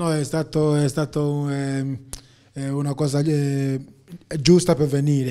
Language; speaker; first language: Italian; non-native, fluent; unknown